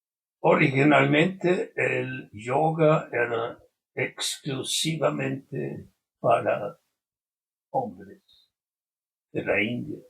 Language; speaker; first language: Spanish; non-native, fluent; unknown